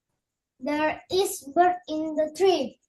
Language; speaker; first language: English; non-native, learner; Indonesian